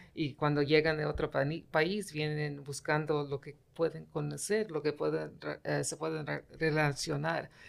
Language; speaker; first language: Spanish; early bilingual, heritage; Spanish